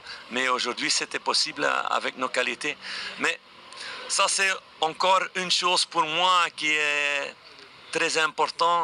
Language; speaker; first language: French; non-native, fluent; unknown